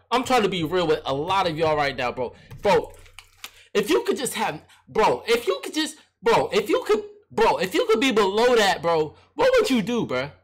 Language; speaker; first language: English; native; English